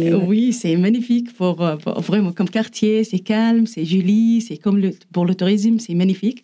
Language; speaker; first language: French; non-native, learner; Arabic